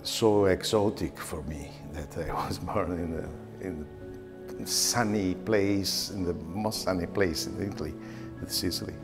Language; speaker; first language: English; non-native, learner; Italian